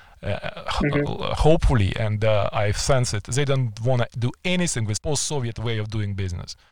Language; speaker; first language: English; non-native, fluent; Ukrainian